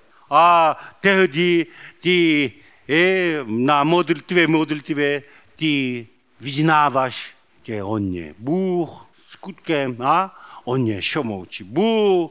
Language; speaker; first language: Czech; non-native, learner; Korean